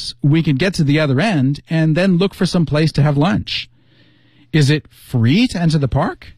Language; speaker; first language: English; native; English